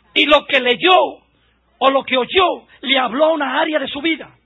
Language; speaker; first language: Spanish; native; Spanish